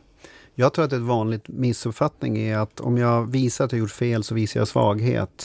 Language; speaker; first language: Swedish; native; Swedish